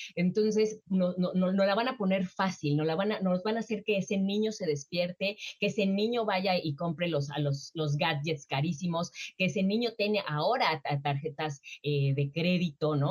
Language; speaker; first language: Spanish; native; Spanish